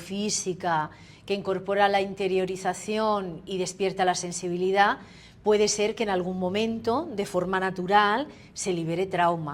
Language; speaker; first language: Spanish; native; Spanish